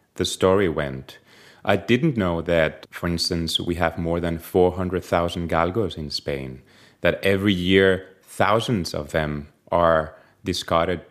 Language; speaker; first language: English; non-native, fluent; Spanish